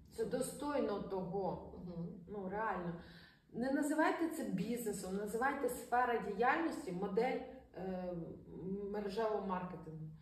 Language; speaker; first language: Ukrainian; non-native, local second language; Russian